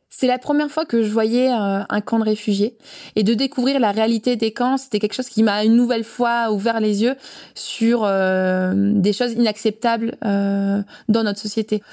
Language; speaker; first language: French; native; French